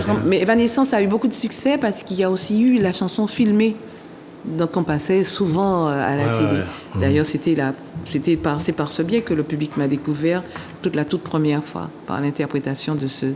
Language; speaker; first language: French; native; French